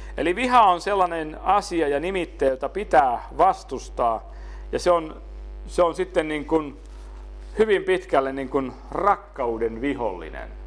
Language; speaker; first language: Finnish; native; Finnish